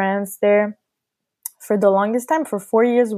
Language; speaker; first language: English; non-native, fluent; French